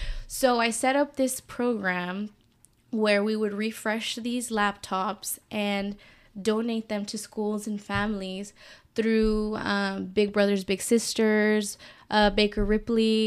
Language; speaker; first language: English; early bilingual, other home language; Spanish